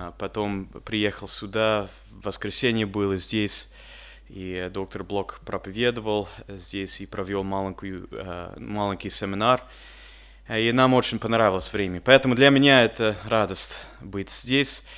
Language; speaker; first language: Russian; early bilingual, heritage; English